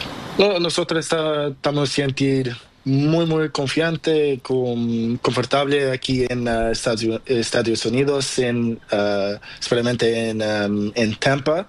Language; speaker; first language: Spanish; non-native, learner; Portuguese